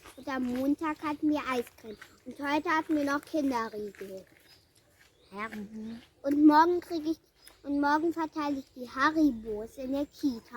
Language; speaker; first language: German; early bilingual, other home language; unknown